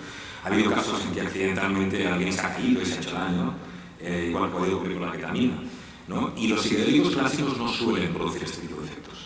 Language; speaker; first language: Spanish; native; Spanish